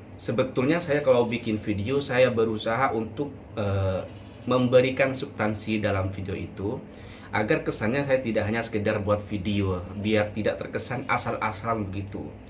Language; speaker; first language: Indonesian; non-native, local second language; Madurese